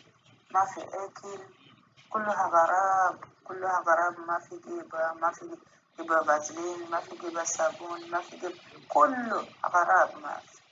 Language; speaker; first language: Arabic; non-native, learner; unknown